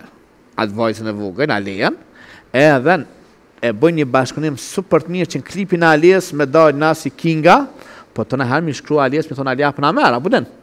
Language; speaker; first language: Albanian; native; Albanian